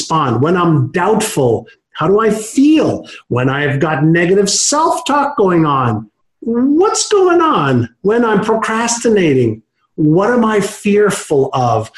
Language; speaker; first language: English; non-native, fluent; Hebrew